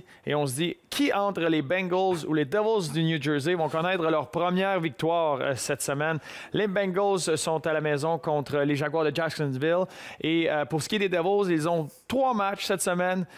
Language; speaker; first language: French; native; French